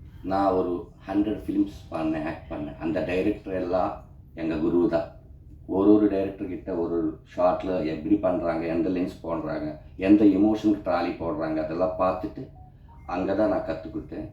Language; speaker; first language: Tamil; non-native, local second language; Telugu